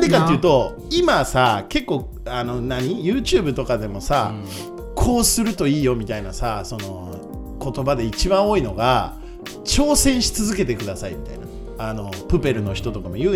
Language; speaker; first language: Japanese; native; Japanese